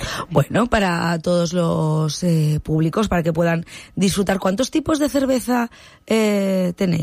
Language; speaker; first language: Spanish; native; Spanish